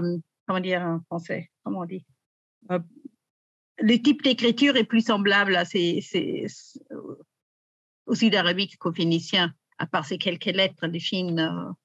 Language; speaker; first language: French; native; French